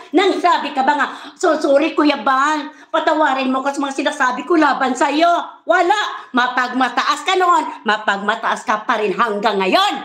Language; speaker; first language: Filipino; native; Filipino